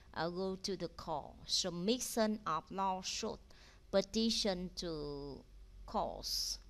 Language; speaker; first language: English; non-native, learner; Vietnamese